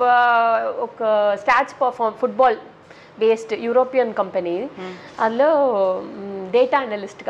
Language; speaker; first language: Telugu; non-native, local second language; Tamil